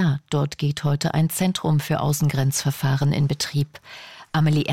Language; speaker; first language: German; native; German